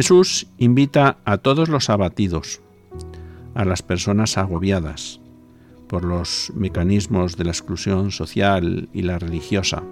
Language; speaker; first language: Spanish; native; Spanish